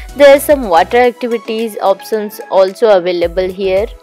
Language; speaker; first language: English; non-native, local second language; Odia